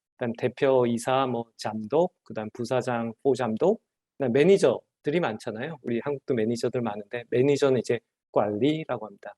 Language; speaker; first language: Korean; native; Korean